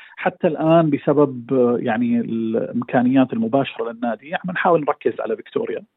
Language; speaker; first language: Arabic; native; Arabic